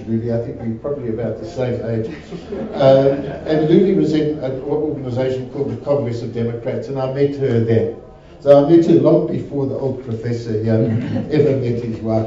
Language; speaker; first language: English; native; English